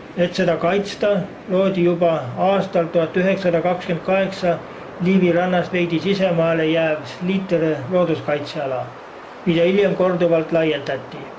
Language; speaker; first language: Estonian; native; Estonian